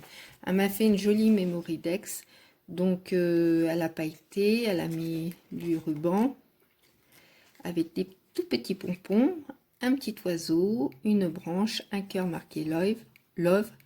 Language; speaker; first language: French; native; French